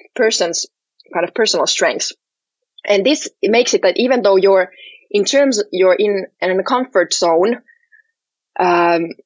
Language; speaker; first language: English; non-native, fluent; Finnish